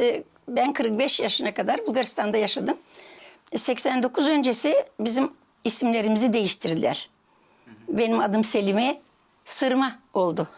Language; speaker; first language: Turkish; early bilingual, heritage; Turkish